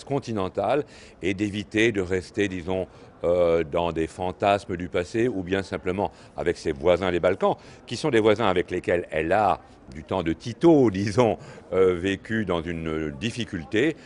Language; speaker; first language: French; native; French